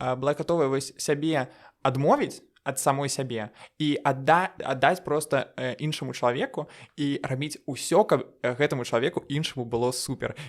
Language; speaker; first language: Belarusian; non-native, local second language; Russian